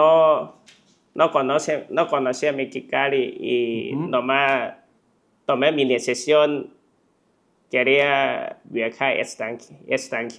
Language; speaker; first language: Spanish; non-native, learner; Chinese